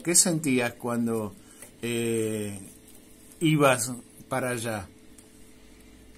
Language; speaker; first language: Spanish; native; Spanish